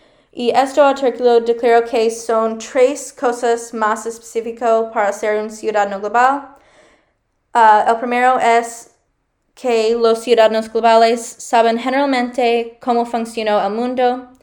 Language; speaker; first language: Spanish; non-native, learner; English